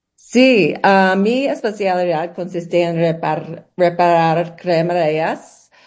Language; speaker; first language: Spanish; non-native, learner; English